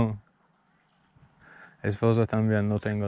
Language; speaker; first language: Spanish; non-native, learner; Turkish